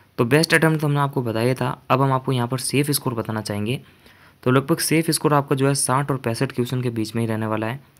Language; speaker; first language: Hindi; native; Hindi